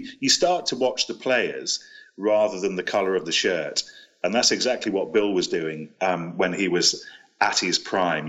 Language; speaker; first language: English; native; English